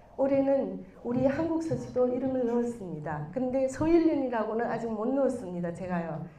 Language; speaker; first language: Korean; non-native, fluent; Chinese